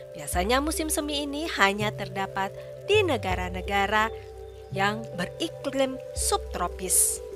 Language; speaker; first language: Indonesian; native; Indonesian